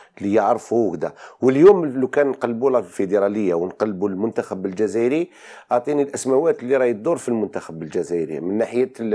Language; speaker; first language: Arabic; native; Arabic